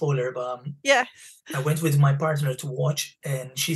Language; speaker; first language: English; non-native, learner; Portuguese